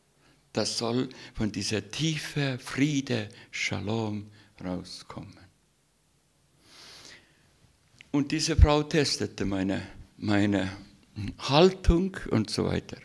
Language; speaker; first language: German; non-native, learner; Russian